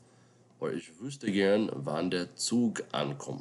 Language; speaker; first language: German; non-native, fluent; English